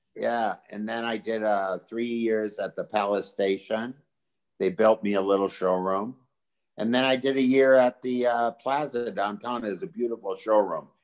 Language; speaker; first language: English; native; English